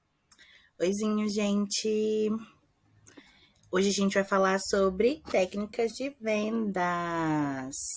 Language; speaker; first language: Portuguese; native; Portuguese